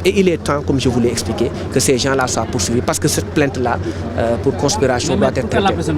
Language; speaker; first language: French; non-native, local second language; Wolof